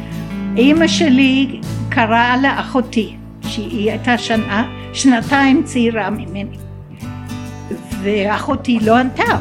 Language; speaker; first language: Hebrew; non-native, fluent; English